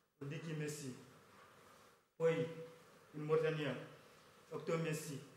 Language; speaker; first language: Italian; non-native, learner; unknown